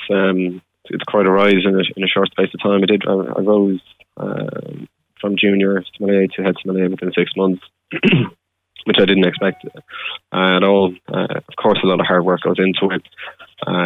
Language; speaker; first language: English; native; English